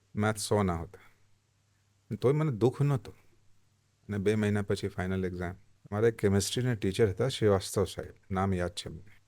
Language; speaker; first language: Gujarati; non-native, local second language; Hindi